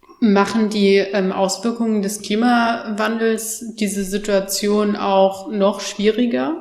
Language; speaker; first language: German; native; German